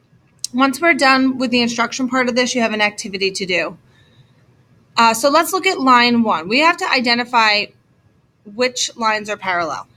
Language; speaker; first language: English; native; English